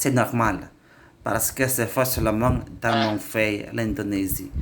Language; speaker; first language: French; non-native, learner; Indonesian